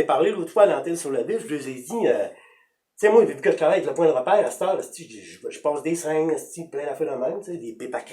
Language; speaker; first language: French; native; French